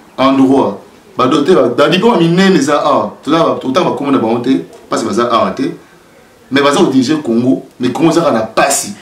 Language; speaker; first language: Lingala; native; Lingala